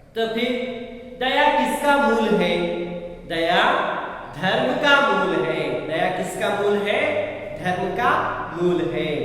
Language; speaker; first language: Hindi; non-native, local second language; Kannada